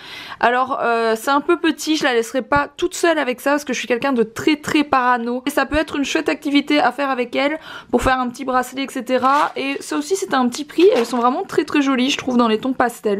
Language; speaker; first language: French; native; French